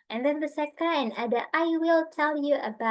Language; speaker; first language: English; non-native, fluent; Indonesian